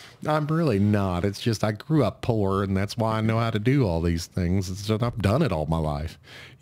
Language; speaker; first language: English; native; English